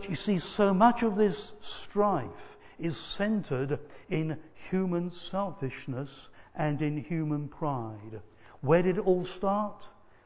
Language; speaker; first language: English; native; English